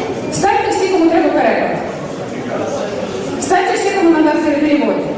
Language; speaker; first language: Ukrainian; native; Ukrainian